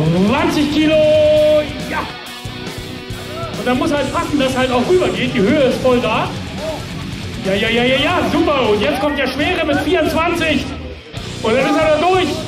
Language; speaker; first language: German; native; German